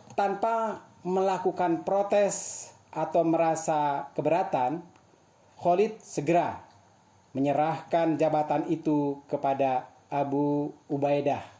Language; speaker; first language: Indonesian; native; Indonesian